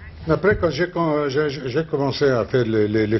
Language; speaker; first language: French; non-native, learner; Spanish